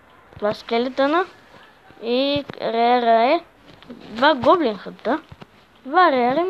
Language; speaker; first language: Bulgarian; native; Bulgarian